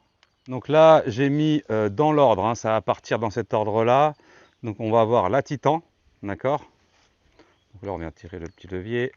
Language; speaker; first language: French; native; French